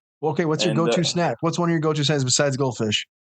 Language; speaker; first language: English; native; English